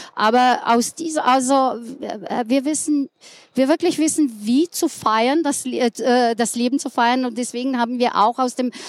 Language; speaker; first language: German; non-native, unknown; Slovenian